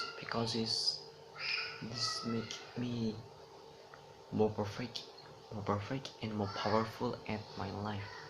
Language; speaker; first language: English; non-native, learner; Indonesian